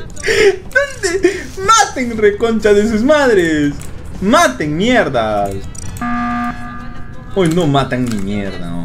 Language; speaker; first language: Spanish; native; Spanish